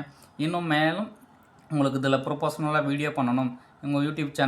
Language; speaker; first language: Tamil; native; Tamil